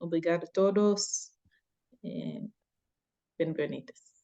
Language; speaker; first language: Portuguese; non-native, learner; Hebrew